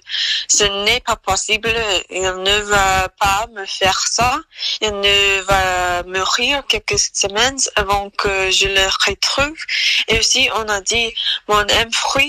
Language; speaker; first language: French; non-native, learner; English